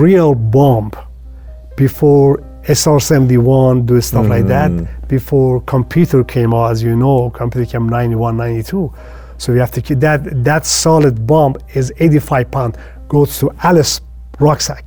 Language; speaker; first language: English; non-native, fluent; Persian